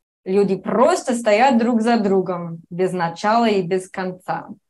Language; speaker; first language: Russian; non-native, fluent; English